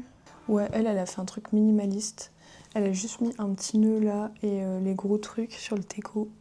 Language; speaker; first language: French; native; French